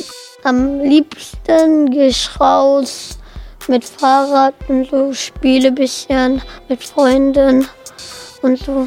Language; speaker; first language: German; non-native, local second language; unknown